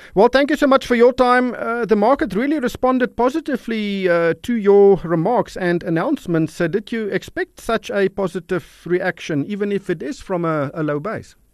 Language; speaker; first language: English; non-native, local second language; Afrikaans